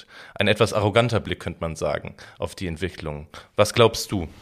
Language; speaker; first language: German; native; German